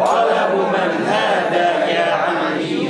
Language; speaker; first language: Arabic; non-native, learner; Indonesian